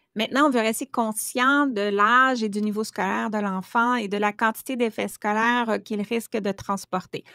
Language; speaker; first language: French; native; French